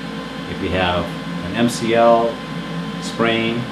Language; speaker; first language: English; native; English